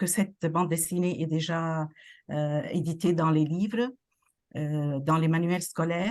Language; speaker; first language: French; non-native, local second language; Arabic